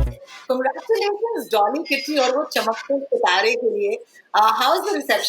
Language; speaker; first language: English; non-native, local second language; Hindi